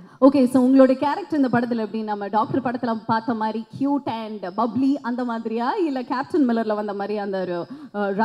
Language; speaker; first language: Tamil; native; Tamil